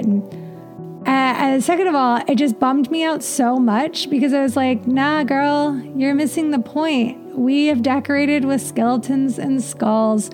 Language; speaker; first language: English; native; English